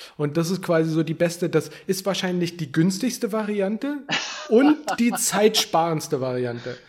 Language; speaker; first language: German; native; German